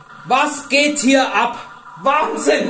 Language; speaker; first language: German; native; German